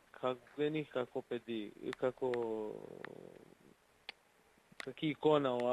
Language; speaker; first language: Greek; non-native, fluent; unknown